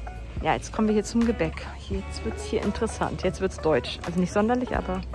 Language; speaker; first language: German; native; German